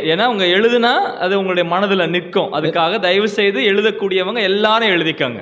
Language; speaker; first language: Tamil; non-native, local second language; Telugu